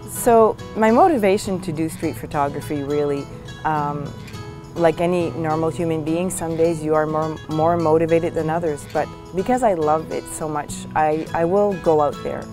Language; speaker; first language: English; native; English